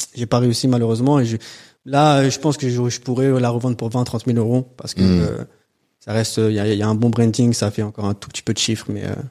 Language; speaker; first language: French; native; French